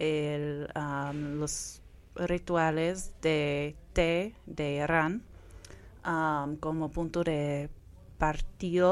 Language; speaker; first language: Spanish; non-native, fluent; English